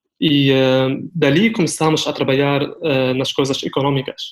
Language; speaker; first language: Portuguese; non-native, fluent; Arabic